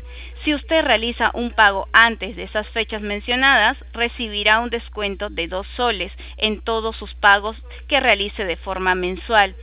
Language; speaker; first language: Spanish; native; Spanish